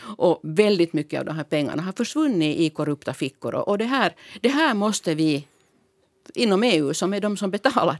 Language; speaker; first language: Swedish; native; Swedish